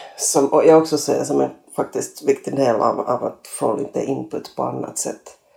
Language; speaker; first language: Swedish; native; Swedish